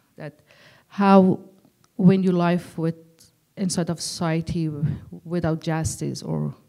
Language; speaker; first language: English; non-native, learner; Persian